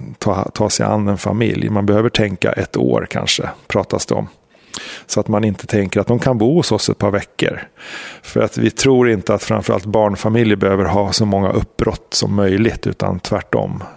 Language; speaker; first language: Swedish; native; Swedish